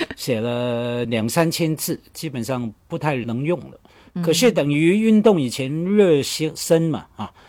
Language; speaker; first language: Chinese; non-native, local second language; Cantonese